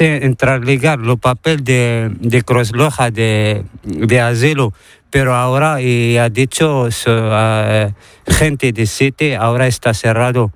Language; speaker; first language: Spanish; non-native, learner; Arabic